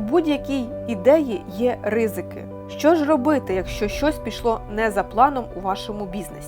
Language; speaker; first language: Ukrainian; native; Ukrainian